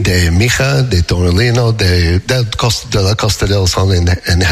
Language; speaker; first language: Spanish; non-native, learner; English